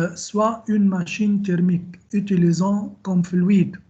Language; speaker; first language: French; non-native, local second language; Arabic